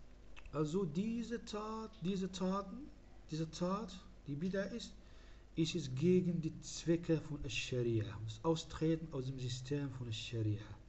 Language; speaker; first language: German; non-native, fluent; Arabic